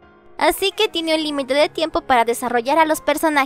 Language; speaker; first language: Spanish; native; Spanish